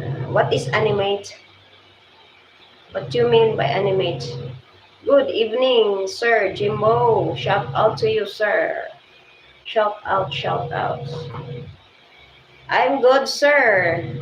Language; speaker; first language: English; non-native, local second language; Cebuano